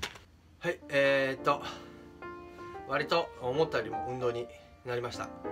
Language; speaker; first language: Japanese; native; Japanese